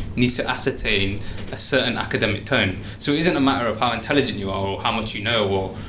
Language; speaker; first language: English; native; English